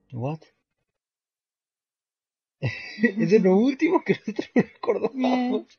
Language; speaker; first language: Spanish; non-native, fluent; Portuguese